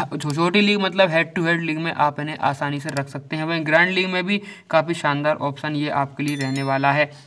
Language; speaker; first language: Hindi; native; Hindi